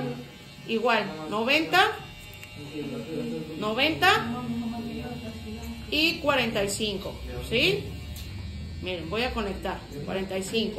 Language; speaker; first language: Spanish; native; Spanish